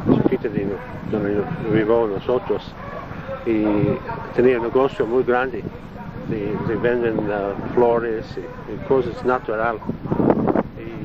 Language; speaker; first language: Spanish; non-native, learner; Italian